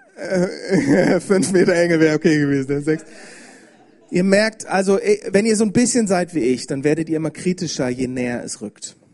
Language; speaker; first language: German; native; German